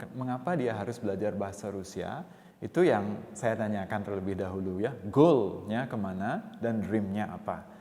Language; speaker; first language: Indonesian; non-native, local second language; Balinese